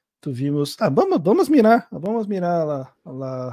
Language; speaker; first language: Spanish; non-native, learner; Portuguese